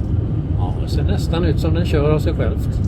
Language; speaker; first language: Swedish; native; Swedish